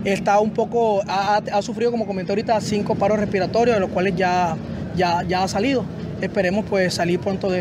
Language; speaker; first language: Spanish; native; Spanish